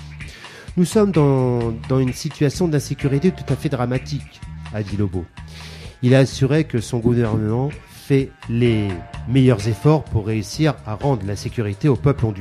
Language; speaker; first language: French; native; French